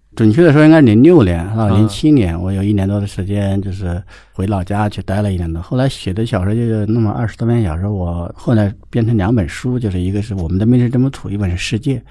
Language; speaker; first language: Chinese; native; Chinese